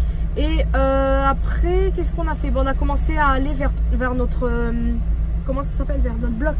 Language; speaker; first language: French; native; French